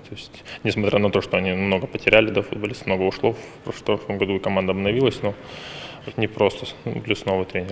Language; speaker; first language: Russian; native; Russian